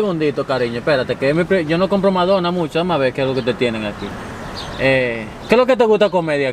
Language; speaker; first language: Spanish; early bilingual, heritage; Spanish